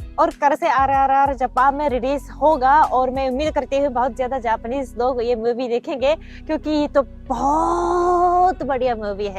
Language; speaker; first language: Hindi; non-native, fluent; Japanese